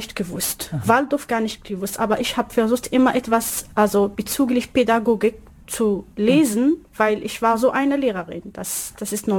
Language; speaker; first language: German; non-native, learner; Arabic